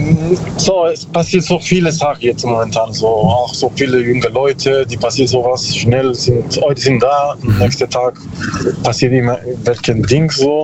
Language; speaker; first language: German; non-native, learner; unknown